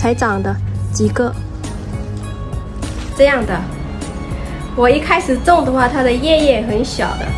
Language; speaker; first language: Chinese; non-native, fluent; Lao